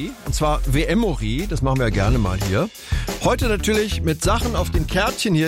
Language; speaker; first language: German; native; German